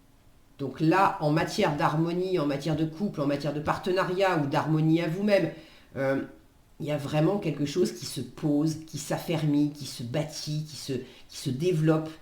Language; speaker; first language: French; native; French